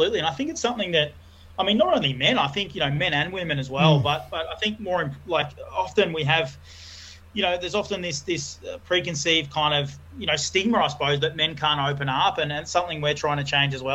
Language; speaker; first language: English; native; English